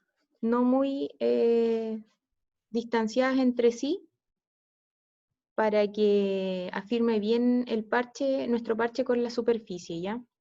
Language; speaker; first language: Spanish; native; Spanish